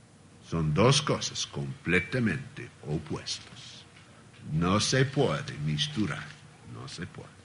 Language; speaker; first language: Spanish; non-native, learner; Portuguese